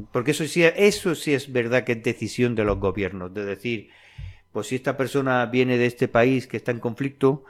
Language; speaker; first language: Spanish; native; Spanish